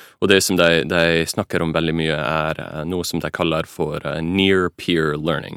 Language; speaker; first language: Norwegian; non-native, fluent; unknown